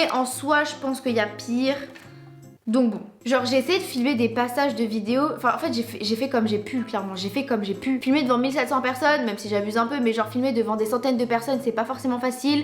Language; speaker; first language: French; native; French